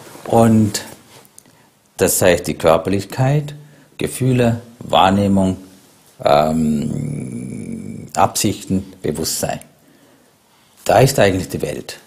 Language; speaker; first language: German; non-native, fluent; Sinhala